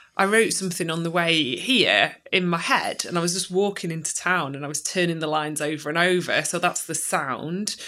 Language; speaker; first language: English; native; English